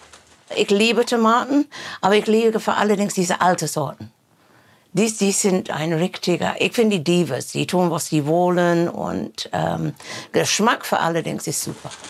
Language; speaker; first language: German; non-native, fluent; English